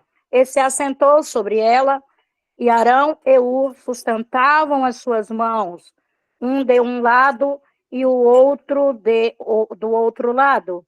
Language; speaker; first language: Portuguese; native; Portuguese